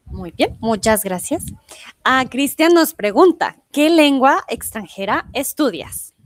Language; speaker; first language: Spanish; native; Spanish